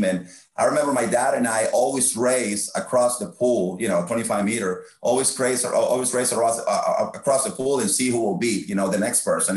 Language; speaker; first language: English; non-native, fluent; Spanish